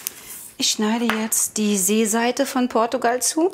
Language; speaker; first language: German; native; German